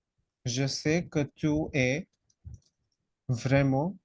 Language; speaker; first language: French; non-native, fluent; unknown